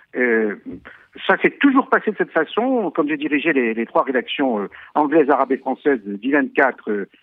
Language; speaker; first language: French; native; French